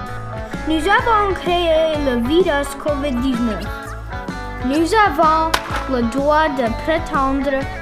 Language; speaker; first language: French; non-native, learner; English